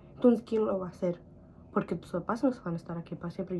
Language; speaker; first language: Spanish; early bilingual, heritage; Spanish